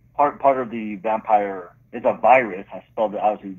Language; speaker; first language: English; native; English